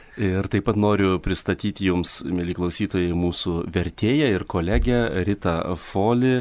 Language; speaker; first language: Lithuanian; native; Lithuanian